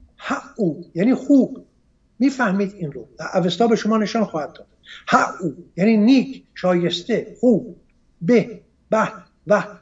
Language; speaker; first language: Persian; non-native, local second language; Armenian